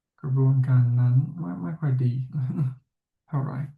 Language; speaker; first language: Thai; non-native, fluent; English